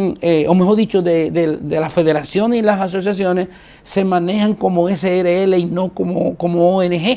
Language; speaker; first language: Spanish; native; Spanish